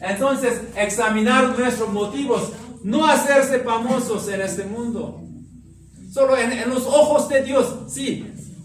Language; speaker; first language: Spanish; non-native, learner; Korean